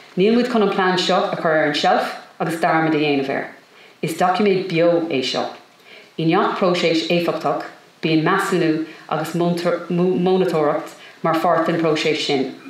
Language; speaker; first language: Irish; non-native, local second language; English